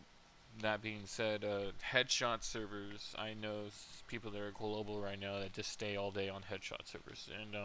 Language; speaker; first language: English; native; English